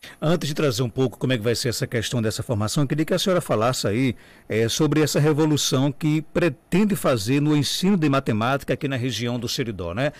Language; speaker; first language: Portuguese; native; Portuguese